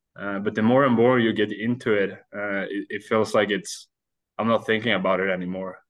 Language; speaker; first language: English; non-native, fluent; Swedish